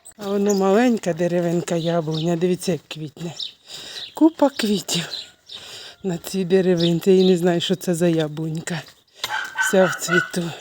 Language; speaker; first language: Ukrainian; native; Ukrainian